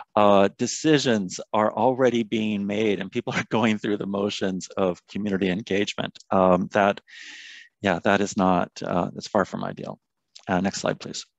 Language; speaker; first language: English; native; English